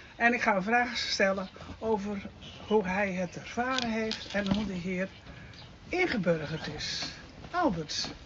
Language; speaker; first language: Dutch; native; Dutch